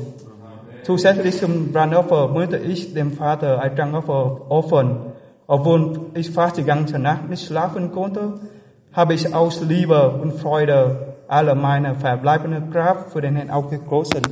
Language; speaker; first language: German; non-native, learner; Vietnamese